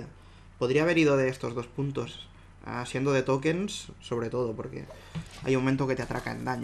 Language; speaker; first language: Spanish; native; Spanish